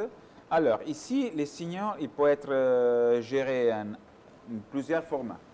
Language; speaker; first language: French; non-native, fluent; Italian